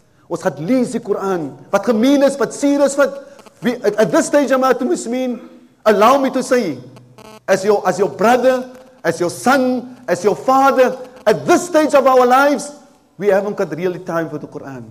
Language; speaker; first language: English; non-native, local second language; Afrikaans